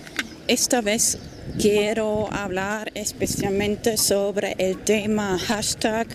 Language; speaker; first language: Spanish; non-native, fluent; German